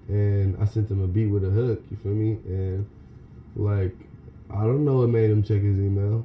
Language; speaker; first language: English; native; English